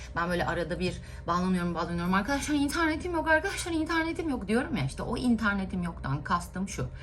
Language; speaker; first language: Turkish; native; Turkish